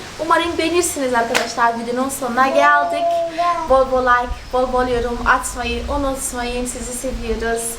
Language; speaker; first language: Turkish; non-native, fluent; Portuguese